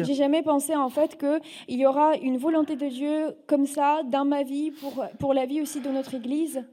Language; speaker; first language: French; non-native, fluent; Russian